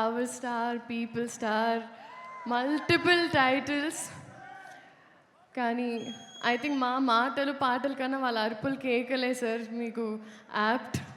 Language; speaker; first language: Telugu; native; Telugu